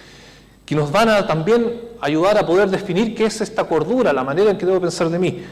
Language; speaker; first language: Spanish; native; Spanish